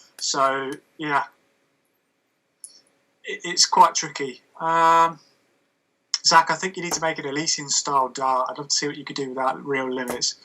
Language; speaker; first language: English; native; English